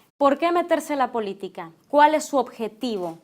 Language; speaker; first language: Spanish; native; Spanish